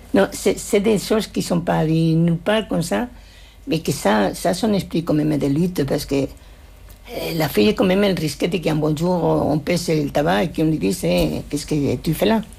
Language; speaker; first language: French; non-native, fluent; Spanish